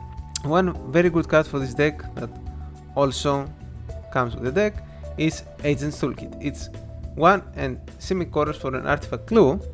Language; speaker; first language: English; non-native, fluent; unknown